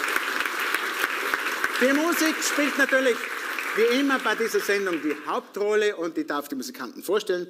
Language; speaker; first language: German; native; German